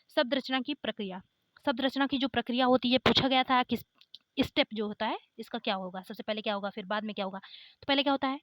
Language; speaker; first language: Hindi; native; Hindi